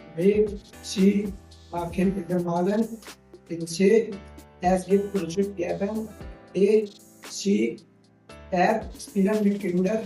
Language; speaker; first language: German; non-native, learner; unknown